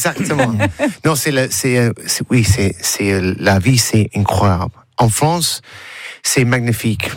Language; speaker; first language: French; non-native, learner; English